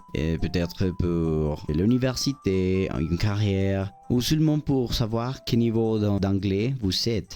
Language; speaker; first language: French; non-native, learner; Spanish